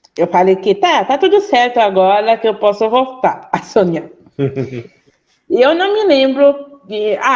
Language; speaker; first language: Portuguese; non-native, fluent; Haitian Creole